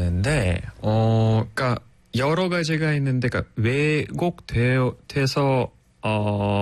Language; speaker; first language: Korean; non-native, fluent; Russian